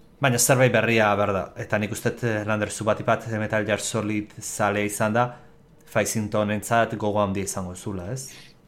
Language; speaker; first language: Basque; native; Basque